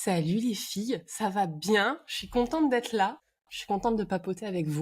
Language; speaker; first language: French; native; French